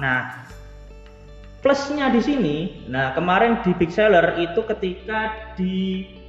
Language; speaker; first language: Indonesian; native; Indonesian